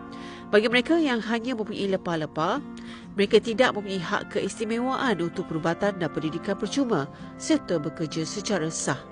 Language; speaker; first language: Malay; native; Malay